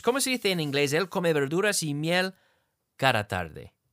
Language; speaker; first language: Spanish; non-native, fluent; English